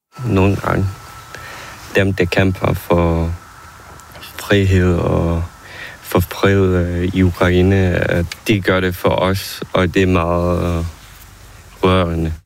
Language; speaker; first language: Danish; non-native, fluent; Ukrainian